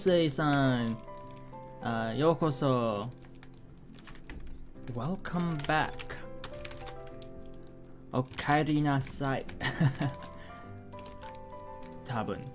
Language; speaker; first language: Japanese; non-native, learner; English